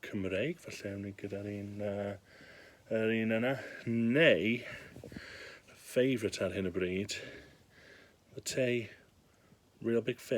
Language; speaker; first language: Welsh; native; Welsh